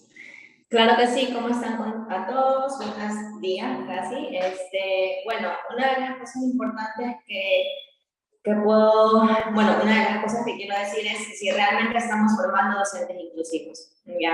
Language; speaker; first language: Spanish; native; Spanish